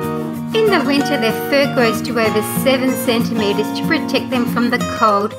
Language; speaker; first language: English; native; English